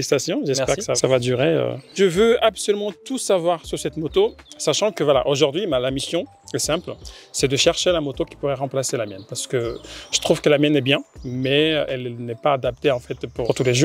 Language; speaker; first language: French; native; French